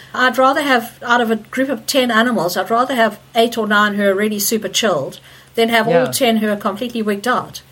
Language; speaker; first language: English; native; English